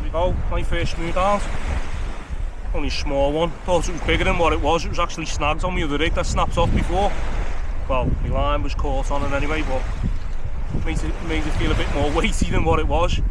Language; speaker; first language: English; native; English